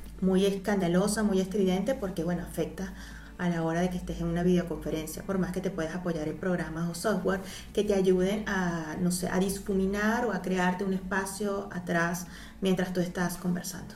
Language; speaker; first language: Spanish; native; Spanish